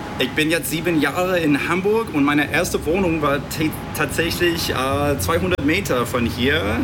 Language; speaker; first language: German; non-native, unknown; English